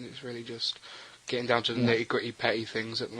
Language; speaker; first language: English; native; English